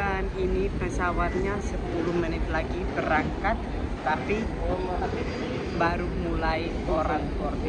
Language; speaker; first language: Indonesian; non-native, fluent; Spanish